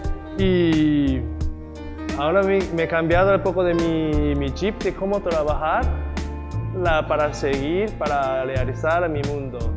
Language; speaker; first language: Spanish; non-native, learner; Japanese